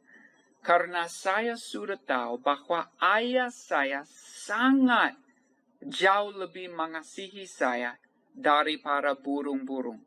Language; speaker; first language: Indonesian; non-native, fluent; English